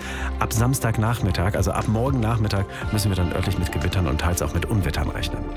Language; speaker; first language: German; native; German